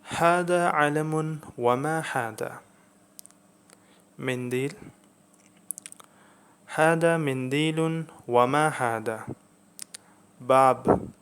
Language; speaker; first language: Arabic; non-native, fluent; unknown